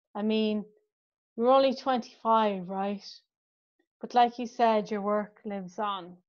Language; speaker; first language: English; native; English